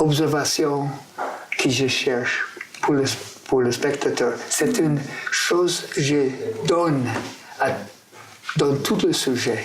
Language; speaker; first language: French; non-native, fluent; English